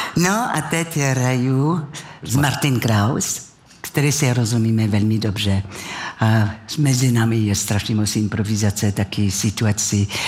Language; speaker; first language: Czech; non-native, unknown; French